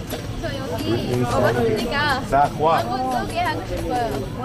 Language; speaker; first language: Korean; non-native, fluent; Arabic